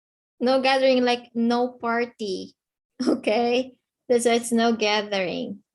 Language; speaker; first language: English; non-native, fluent; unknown